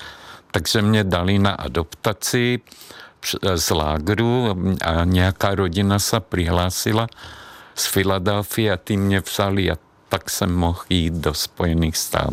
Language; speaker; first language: Czech; non-native, fluent; Hungarian